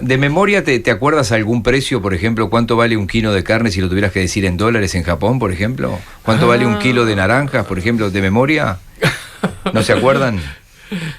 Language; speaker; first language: Spanish; native; Spanish